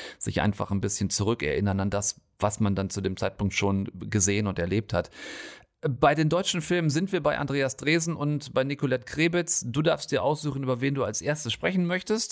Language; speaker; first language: German; native; German